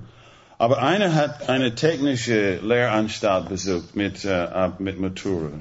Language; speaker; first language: German; non-native, fluent; English